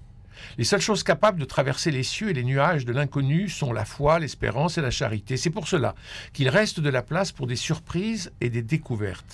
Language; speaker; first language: French; native; French